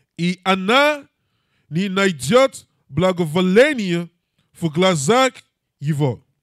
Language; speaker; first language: Russian; non-native, learner; English